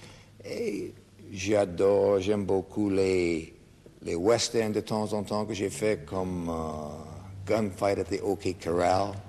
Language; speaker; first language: French; non-native, fluent; English